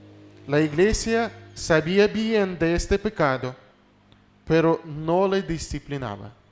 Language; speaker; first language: Spanish; non-native, fluent; Russian